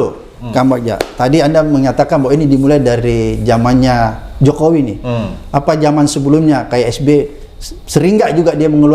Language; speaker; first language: Indonesian; native; Indonesian